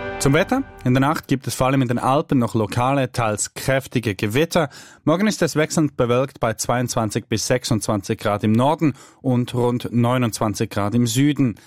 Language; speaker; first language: German; native; German